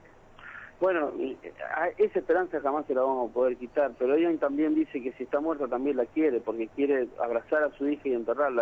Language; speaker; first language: Spanish; native; Spanish